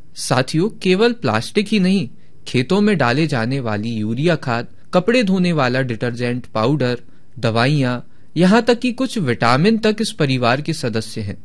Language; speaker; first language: Hindi; native; Hindi